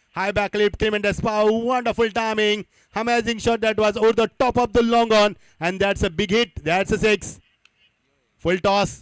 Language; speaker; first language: English; non-native, local second language; Marathi